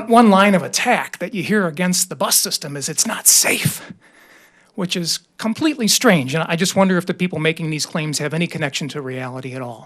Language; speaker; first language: English; native; English